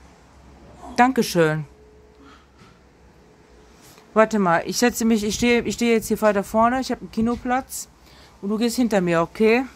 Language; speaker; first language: German; native; German